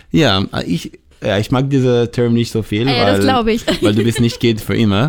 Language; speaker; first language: German; non-native, learner; Hebrew